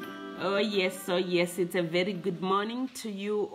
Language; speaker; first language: English; non-native, local second language; Shona